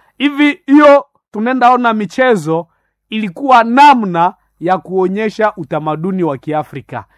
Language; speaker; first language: Swahili; non-native, local second language; Nande